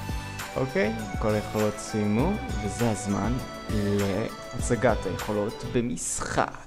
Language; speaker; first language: Hebrew; native; Hebrew